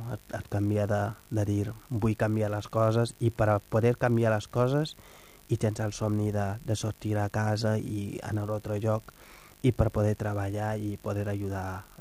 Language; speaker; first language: Catalan; non-native, fluent; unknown